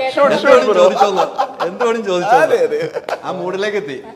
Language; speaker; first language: Malayalam; native; Malayalam